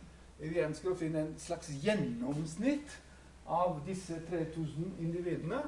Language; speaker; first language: Norwegian; non-native, fluent; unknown